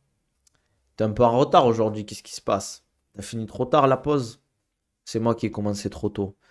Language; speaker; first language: French; native; French